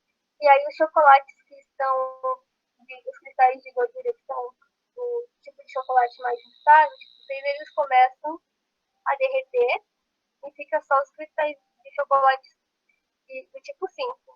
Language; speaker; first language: Portuguese; native; Portuguese